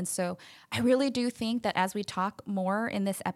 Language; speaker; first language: English; native; English